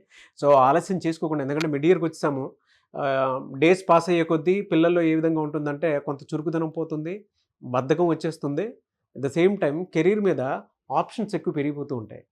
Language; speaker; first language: Telugu; native; Telugu